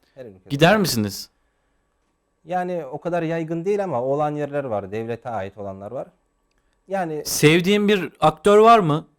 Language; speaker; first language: Turkish; non-native, fluent; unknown